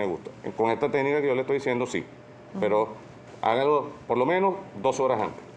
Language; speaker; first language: Spanish; native; Spanish